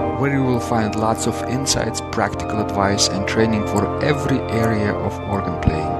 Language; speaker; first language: English; non-native, fluent; Lithuanian